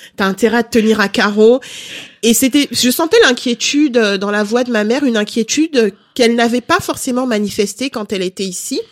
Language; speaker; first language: French; early bilingual, other home language; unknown